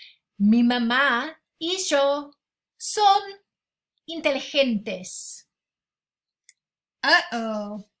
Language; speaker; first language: Spanish; non-native, fluent; English